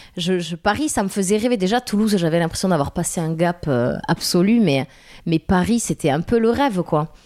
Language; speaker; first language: French; native; French